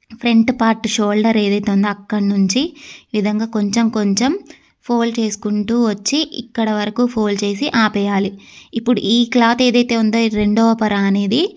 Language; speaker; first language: Telugu; native; Telugu